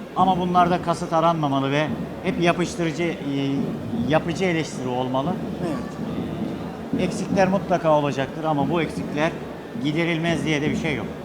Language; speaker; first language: Turkish; native; Turkish